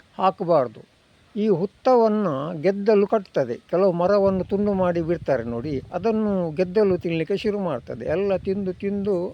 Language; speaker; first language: Kannada; non-native, local second language; Tulu